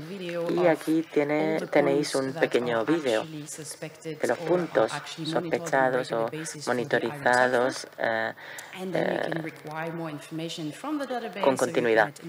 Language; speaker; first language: Spanish; non-native, fluent; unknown